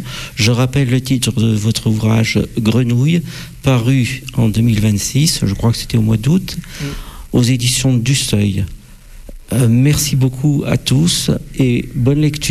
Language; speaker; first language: French; native; French